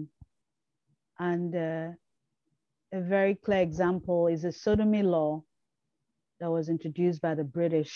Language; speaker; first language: English; non-native, local second language; Igbo